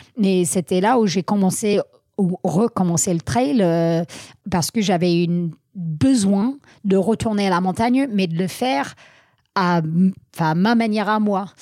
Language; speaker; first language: French; non-native, fluent; English